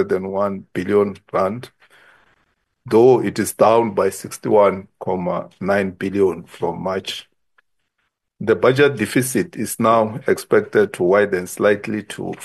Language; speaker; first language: English; non-native, local second language; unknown